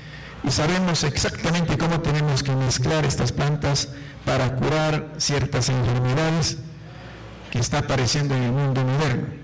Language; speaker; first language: Spanish; non-native, local second language; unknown